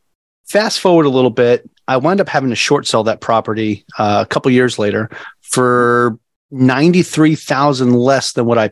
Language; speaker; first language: English; native; English